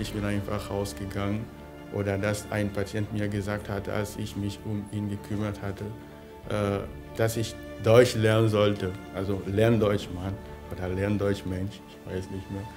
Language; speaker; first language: German; non-native, fluent; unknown